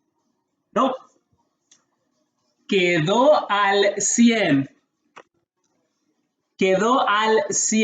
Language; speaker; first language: Spanish; early bilingual, heritage; English